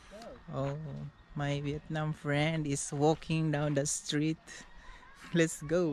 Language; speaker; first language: English; non-native, learner; Filipino